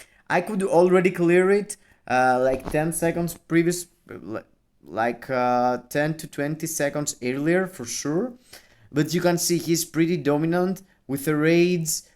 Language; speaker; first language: English; non-native, fluent; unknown